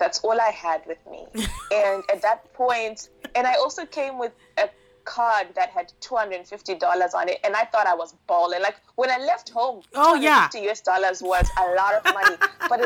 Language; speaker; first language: English; non-native, local second language; Shona